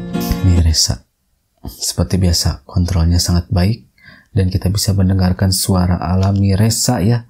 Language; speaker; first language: Indonesian; native; Indonesian